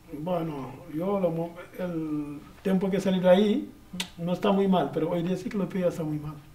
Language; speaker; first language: Spanish; non-native, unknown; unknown